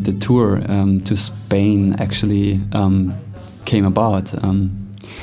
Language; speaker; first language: English; non-native, fluent; German